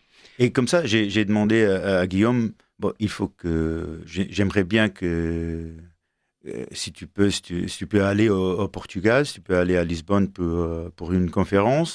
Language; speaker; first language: French; non-native, fluent; Portuguese